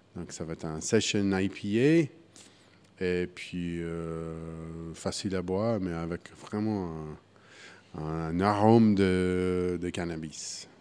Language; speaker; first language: French; non-native, fluent; English